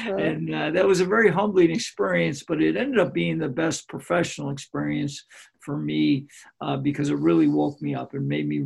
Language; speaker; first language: English; native; English